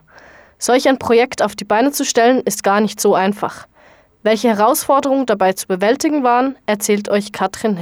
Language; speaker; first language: German; native; German